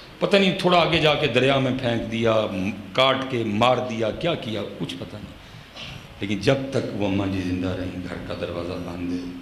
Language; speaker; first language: Urdu; non-native, local second language; Punjabi